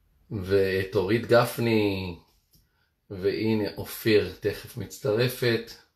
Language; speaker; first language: Hebrew; native; Hebrew